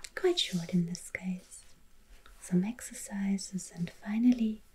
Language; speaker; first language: English; non-native, fluent; German